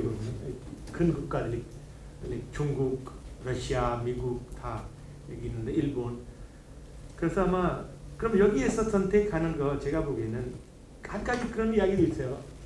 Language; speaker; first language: Korean; non-native, learner; Hindi